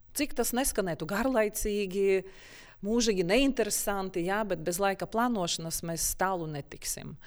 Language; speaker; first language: Latvian; non-native, local second language; Russian